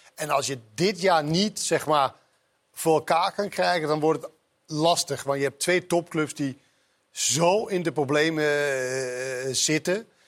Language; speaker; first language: Dutch; non-native, fluent; Danish